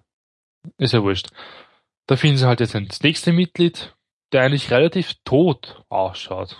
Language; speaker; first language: German; native; German